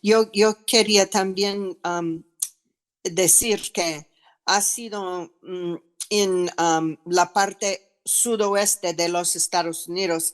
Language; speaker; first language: Spanish; non-native, fluent; English